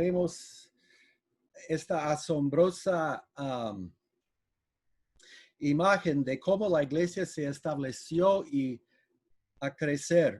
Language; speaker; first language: Spanish; non-native, fluent; English